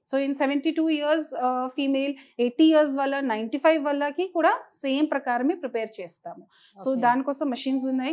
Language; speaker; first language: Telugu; non-native, local second language; Hindi